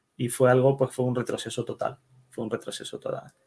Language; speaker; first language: Spanish; early bilingual, other home language; Dutch